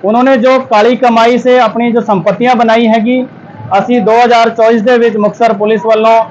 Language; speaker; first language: Hindi; non-native, local second language; Punjabi